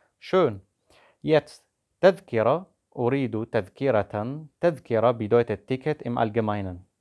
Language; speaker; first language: German; non-native, fluent; Arabic